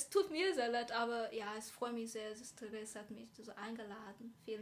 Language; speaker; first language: German; non-native, learner; Chinese